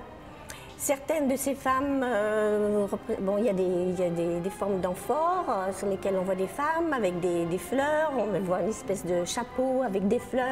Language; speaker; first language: French; native; French